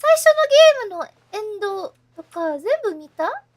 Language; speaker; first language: Japanese; non-native, fluent; English